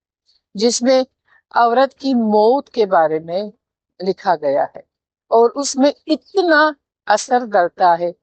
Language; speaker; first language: Hindi; non-native, fluent; Tajik